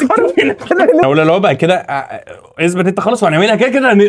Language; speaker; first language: Arabic; native; Arabic